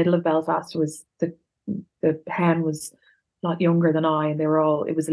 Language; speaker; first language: English; native; English